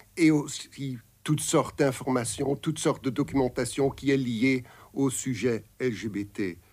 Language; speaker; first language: French; non-native, local second language; Dutch